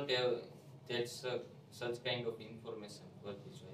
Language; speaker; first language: English; non-native, learner; Gujarati